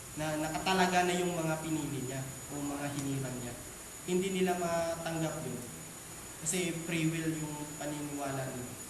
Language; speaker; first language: Filipino; non-native, local second language; Cebuano